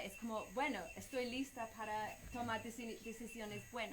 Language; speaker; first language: Spanish; non-native, fluent; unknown